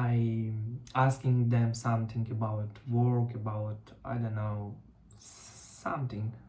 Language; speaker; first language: English; non-native, learner; Russian